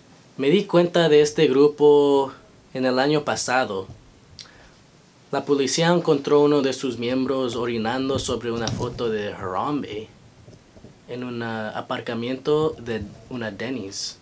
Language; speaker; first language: Spanish; non-native, learner; English